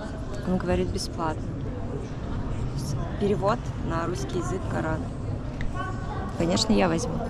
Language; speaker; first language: Russian; native; Russian